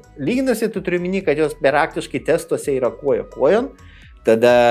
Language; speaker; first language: Lithuanian; native; Lithuanian